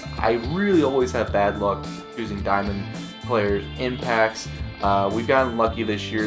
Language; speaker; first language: English; native; English